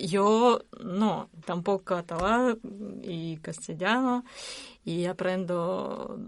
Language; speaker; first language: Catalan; non-native, learner; Russian